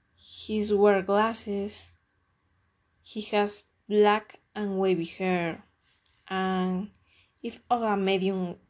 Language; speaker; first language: English; non-native, learner; Spanish